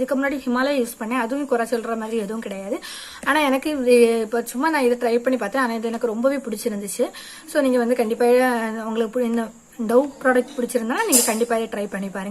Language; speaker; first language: Tamil; native; Tamil